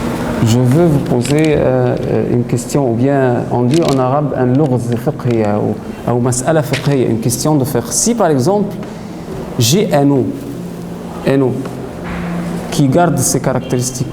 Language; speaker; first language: French; non-native, fluent; Arabic